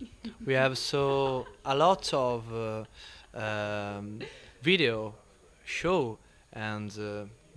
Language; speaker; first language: English; non-native, learner; Italian